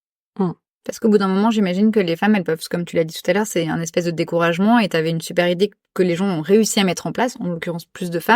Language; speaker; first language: French; native; French